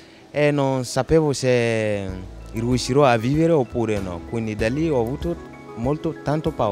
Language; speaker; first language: Italian; non-native, learner; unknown